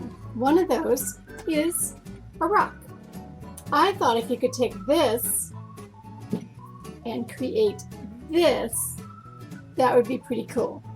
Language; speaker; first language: English; native; English